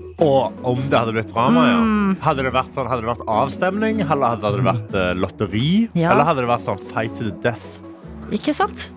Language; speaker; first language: Norwegian; native; Norwegian